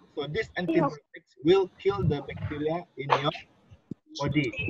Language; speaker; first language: English; non-native, local second language; Malay